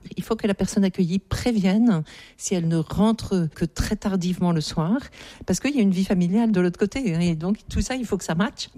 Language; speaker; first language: French; native; French